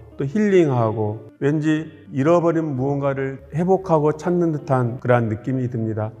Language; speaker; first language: Korean; native; Korean